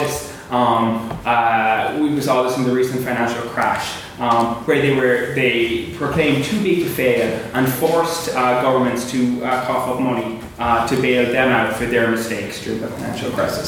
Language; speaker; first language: English; native; English